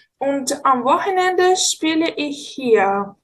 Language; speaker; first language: German; non-native, learner; Ukrainian